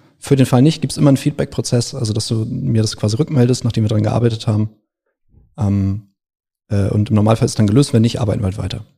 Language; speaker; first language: German; native; German